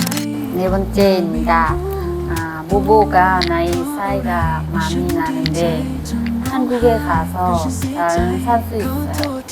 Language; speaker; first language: Korean; non-native, learner; Lao